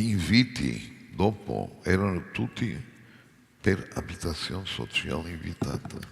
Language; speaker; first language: Italian; non-native, fluent; Portuguese